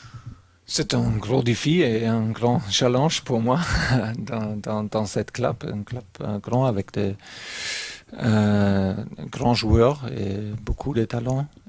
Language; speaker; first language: French; non-native, learner; German